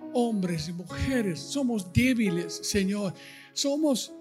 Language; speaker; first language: Spanish; non-native, fluent; English